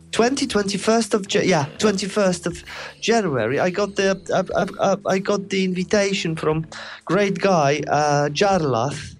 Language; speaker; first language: English; non-native, fluent; Polish